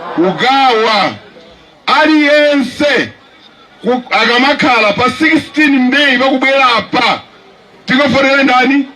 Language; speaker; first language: Nyanja; native; Nyanja